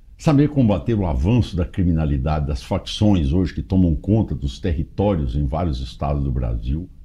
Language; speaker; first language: Portuguese; native; Portuguese